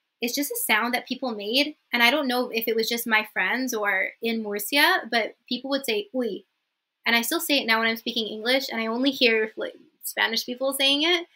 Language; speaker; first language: English; native; English